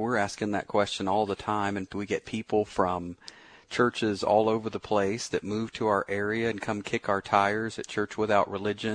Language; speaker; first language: English; native; English